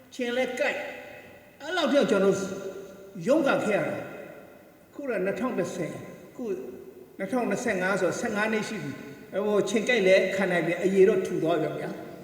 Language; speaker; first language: Burmese; non-native, local second language; Shan